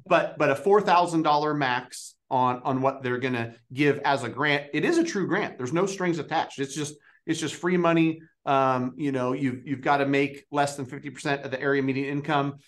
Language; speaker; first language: English; native; English